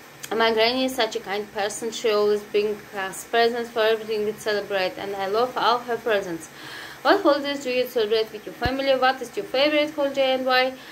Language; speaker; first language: English; non-native, learner; Russian